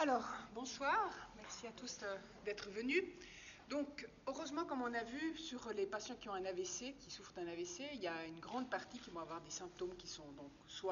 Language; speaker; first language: French; native; French